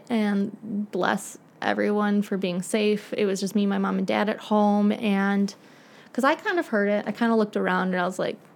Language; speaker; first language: English; native; English